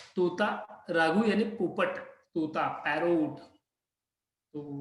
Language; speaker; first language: Hindi; non-native, local second language; Marathi